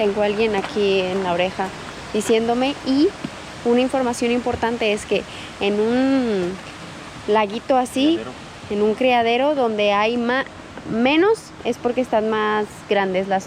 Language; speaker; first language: Spanish; native; Spanish